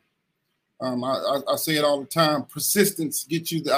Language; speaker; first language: English; native; English